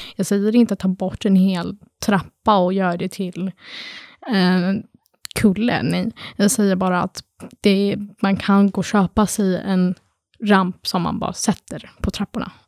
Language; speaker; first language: Swedish; early bilingual, other home language; Arabic